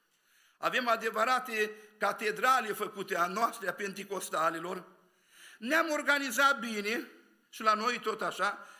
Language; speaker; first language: Romanian; native; Romanian